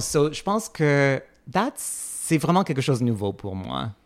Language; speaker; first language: French; non-native, fluent; English